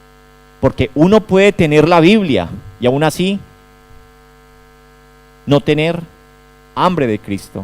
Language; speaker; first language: Spanish; native; Spanish